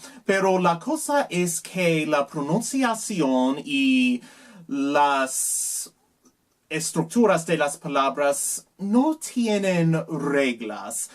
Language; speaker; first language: Spanish; non-native, learner; English